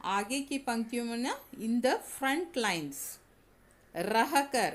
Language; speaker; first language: Hindi; non-native, local second language; Tamil